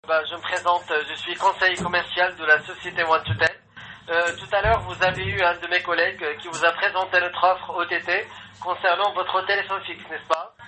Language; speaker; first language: French; native; French